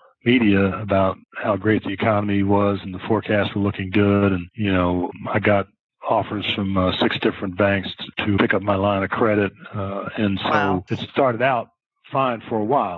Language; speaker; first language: English; native; English